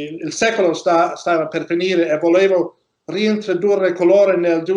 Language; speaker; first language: Italian; non-native, learner; English